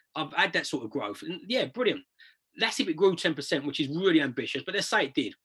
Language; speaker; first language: English; native; English